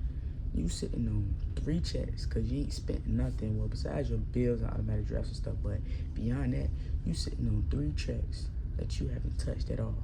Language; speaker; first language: English; native; English